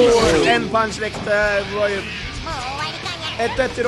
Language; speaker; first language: Swedish; native; Swedish